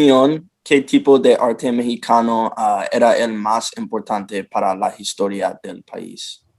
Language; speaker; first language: Spanish; non-native, learner; English